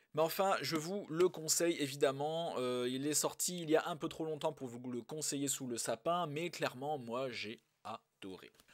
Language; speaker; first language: French; native; French